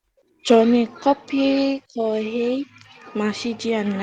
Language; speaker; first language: Korean; non-native, learner; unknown